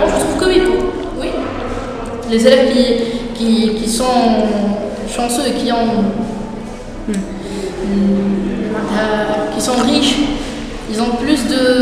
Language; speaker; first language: French; non-native, local second language; Arabic